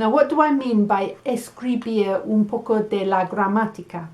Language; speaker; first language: Spanish; non-native, fluent; English